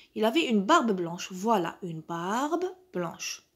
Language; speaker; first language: French; non-native, local second language; Arabic